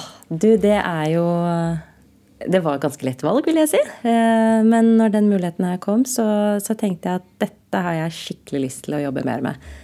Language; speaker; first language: Norwegian; native; Norwegian